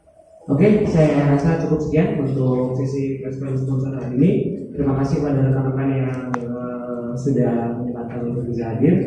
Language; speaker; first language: Indonesian; native; Indonesian